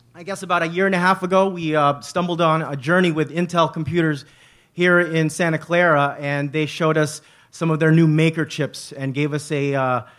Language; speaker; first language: English; native; English